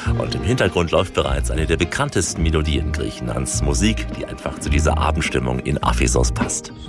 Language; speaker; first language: German; native; German